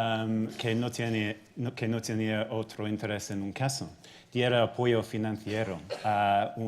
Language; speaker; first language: Spanish; non-native, fluent; English